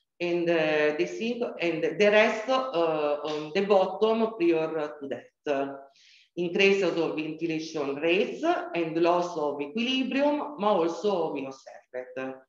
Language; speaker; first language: English; non-native, learner; Italian